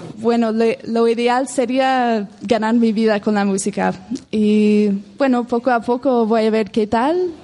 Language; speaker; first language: Spanish; non-native, fluent; English